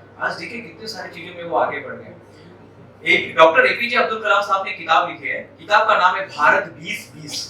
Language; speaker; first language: Hindi; non-native, local second language; Marathi